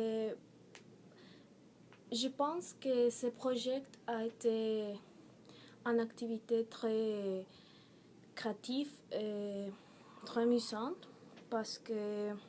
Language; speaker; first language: French; non-native, learner; Spanish